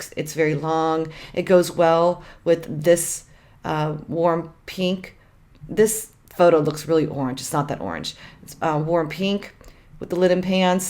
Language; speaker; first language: English; native; English